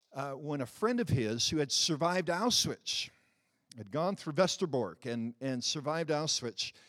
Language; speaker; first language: English; early bilingual, other home language; Dutch